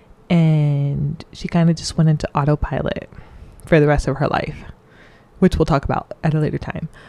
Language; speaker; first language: English; early bilingual, other home language; Spanish